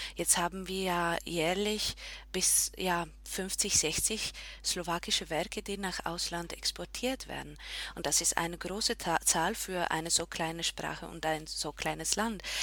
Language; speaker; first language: German; non-native, fluent; Slovak